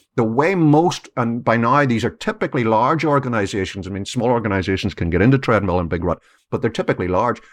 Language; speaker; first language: English; native; English